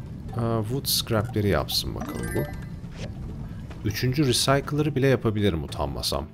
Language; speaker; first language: Turkish; native; Turkish